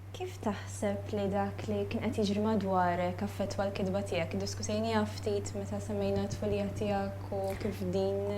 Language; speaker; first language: Maltese; native; Maltese